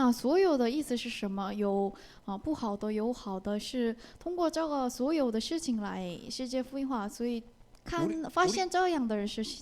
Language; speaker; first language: Chinese; non-native, learner; Korean